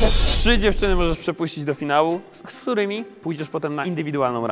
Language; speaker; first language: Polish; native; Polish